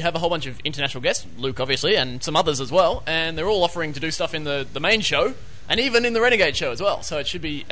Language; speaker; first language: English; native; English